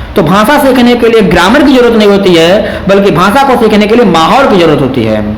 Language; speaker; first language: Hindi; native; Hindi